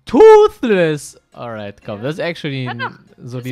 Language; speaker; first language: German; native; German